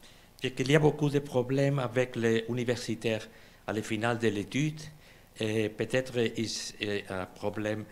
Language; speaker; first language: French; non-native, learner; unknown